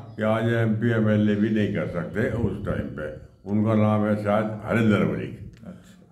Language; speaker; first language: Hindi; native; Hindi